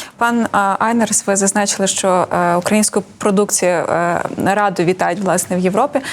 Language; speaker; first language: Ukrainian; native; Ukrainian